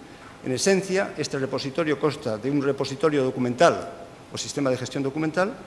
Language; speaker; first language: Spanish; native; Spanish